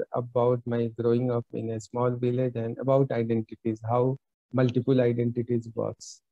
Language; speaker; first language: English; non-native, local second language; Bhojpuri